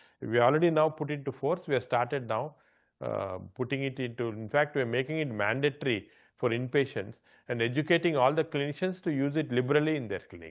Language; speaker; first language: English; non-native, local second language; Telugu